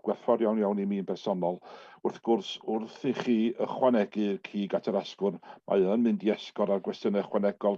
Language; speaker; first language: Welsh; native; Welsh